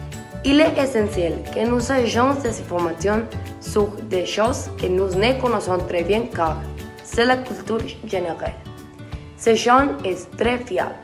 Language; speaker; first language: French; non-native, learner; Spanish